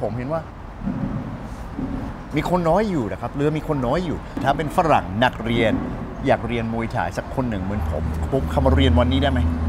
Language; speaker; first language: Thai; non-native, fluent; English